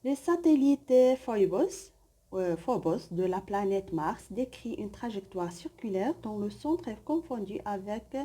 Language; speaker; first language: French; non-native, local second language; Arabic